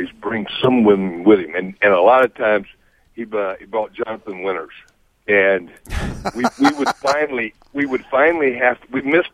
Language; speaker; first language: English; native; English